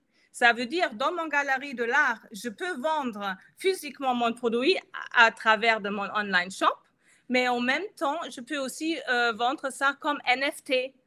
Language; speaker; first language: French; non-native, fluent; German